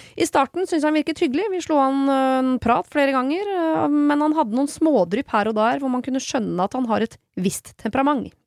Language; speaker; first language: Norwegian; native; Norwegian